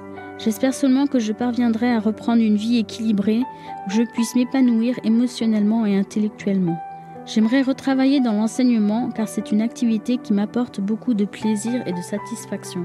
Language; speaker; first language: French; native; French